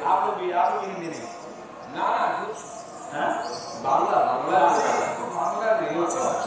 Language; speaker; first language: Hindi; non-native, local second language; Bangla